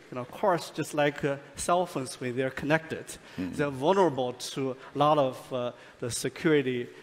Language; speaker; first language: English; non-native, fluent; Chinese